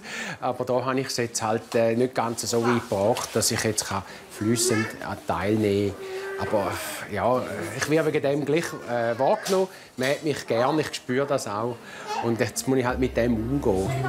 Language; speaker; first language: German; native; German